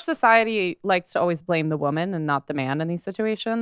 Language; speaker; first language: English; native; English